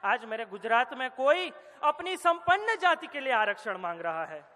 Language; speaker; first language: Hindi; non-native, local second language; Gujarati